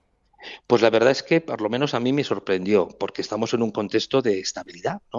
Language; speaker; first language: Spanish; native; Spanish